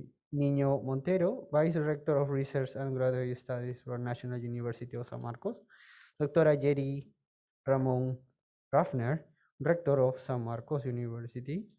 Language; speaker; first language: English; non-native, fluent; Spanish